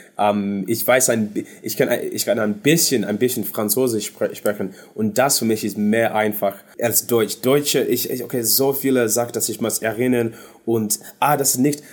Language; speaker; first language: German; non-native, learner; English